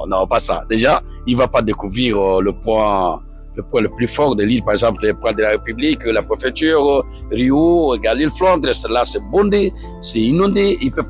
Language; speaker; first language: French; native; French